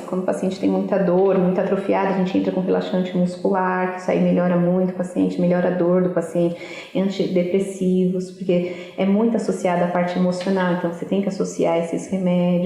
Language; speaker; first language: Portuguese; native; Portuguese